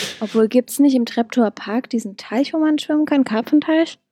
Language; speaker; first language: German; native; German